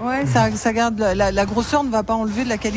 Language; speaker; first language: French; native; French